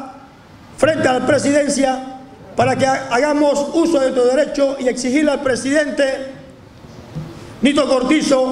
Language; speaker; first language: Spanish; native; Spanish